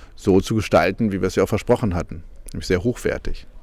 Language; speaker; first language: German; native; German